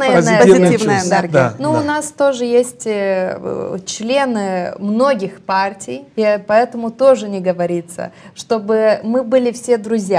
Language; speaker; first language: Russian; non-native, local second language; Romanian